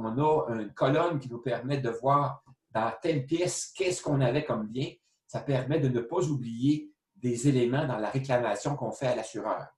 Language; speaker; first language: French; native; French